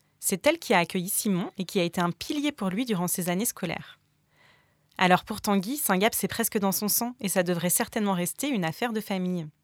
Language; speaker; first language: French; native; French